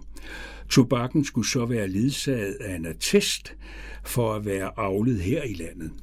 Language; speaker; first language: Danish; native; Danish